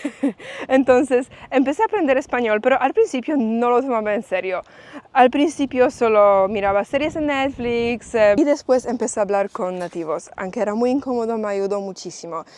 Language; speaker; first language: Spanish; non-native, fluent; Polish